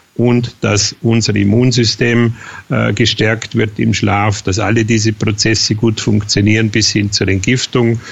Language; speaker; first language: German; native; German